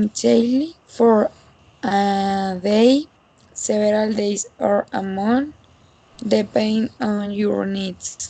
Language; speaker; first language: English; non-native, learner; Spanish